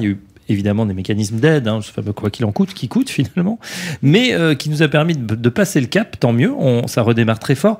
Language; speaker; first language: French; native; French